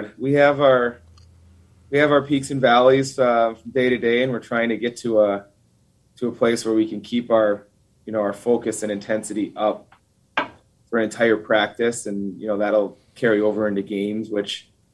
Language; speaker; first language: English; native; English